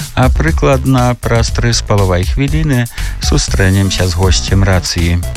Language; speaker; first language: Belarusian; native; Belarusian